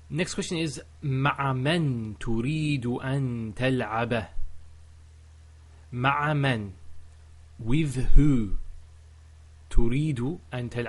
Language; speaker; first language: Arabic; non-native, learner; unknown